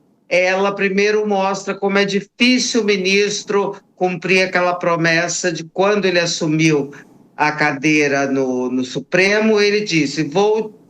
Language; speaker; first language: Portuguese; native; Portuguese